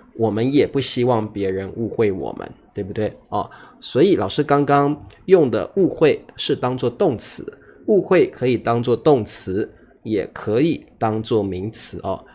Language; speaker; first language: Chinese; native; Chinese